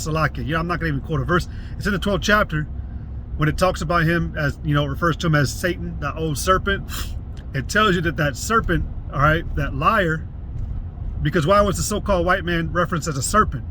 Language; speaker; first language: English; native; English